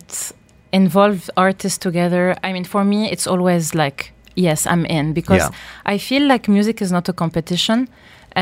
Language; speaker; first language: English; non-native, fluent; French